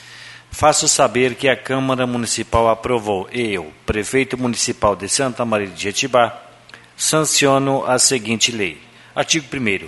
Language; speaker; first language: Portuguese; native; Portuguese